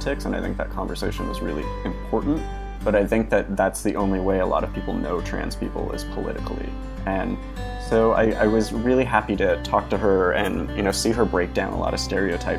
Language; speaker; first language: English; native; English